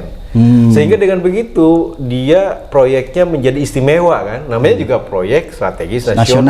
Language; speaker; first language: Indonesian; native; Indonesian